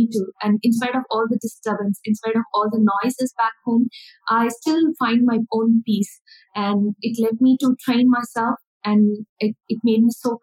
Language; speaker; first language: English; non-native, local second language; Tamil